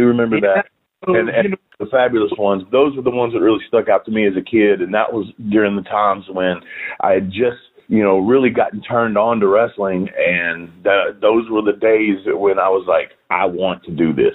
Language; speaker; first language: English; native; English